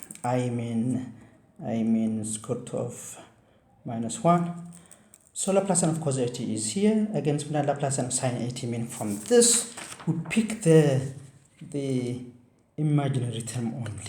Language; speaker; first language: English; non-native, fluent; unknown